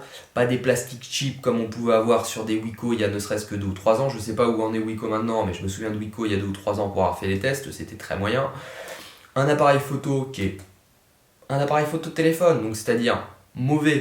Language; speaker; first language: French; native; French